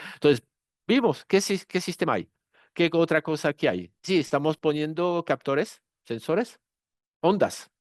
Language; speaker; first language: Spanish; non-native, fluent; French